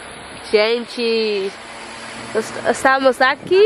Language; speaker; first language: Portuguese; non-native, learner; Dutch